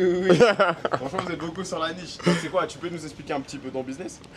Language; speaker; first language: French; native; French